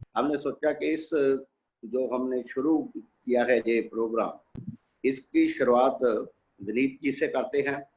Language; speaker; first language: Hindi; non-native, local second language; Punjabi